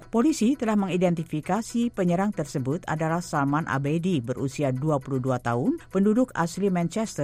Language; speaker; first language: Indonesian; native; Indonesian